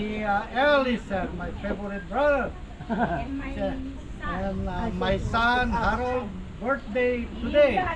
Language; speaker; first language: English; non-native, local second language; Filipino